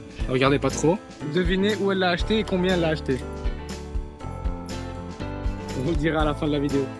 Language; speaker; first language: French; native; French